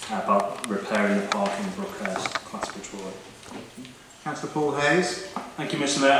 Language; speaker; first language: English; native; English